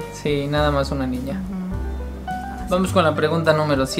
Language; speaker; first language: Spanish; native; Spanish